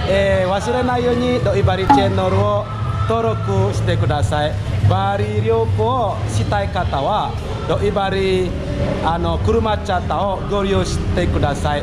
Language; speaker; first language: Japanese; non-native, fluent; Indonesian